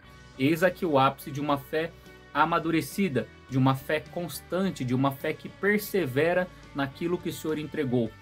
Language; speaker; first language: Portuguese; native; Portuguese